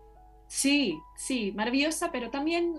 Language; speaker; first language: Spanish; non-native, fluent; English